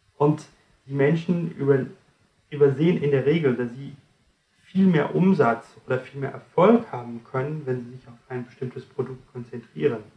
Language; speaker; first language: German; non-native, fluent; French